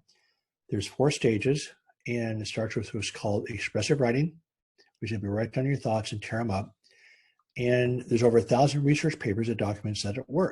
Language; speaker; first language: English; native; English